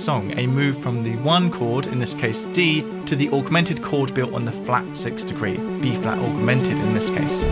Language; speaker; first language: English; native; English